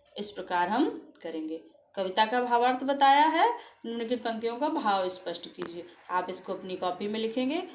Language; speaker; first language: Hindi; native; Hindi